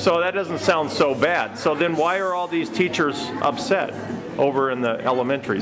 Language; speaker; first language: English; native; English